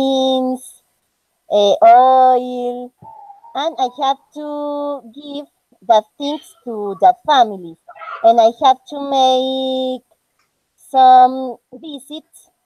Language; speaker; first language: English; non-native, learner; Spanish